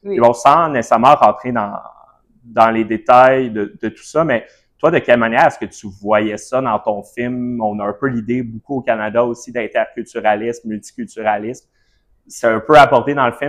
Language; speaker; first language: French; native; French